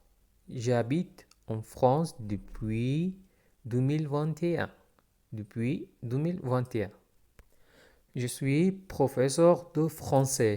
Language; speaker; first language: French; non-native, fluent; Pashto